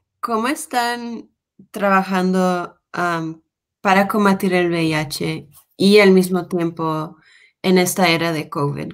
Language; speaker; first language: Spanish; non-native, fluent; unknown